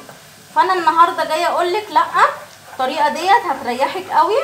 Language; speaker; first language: Arabic; native; Arabic